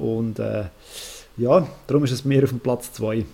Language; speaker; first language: German; native; German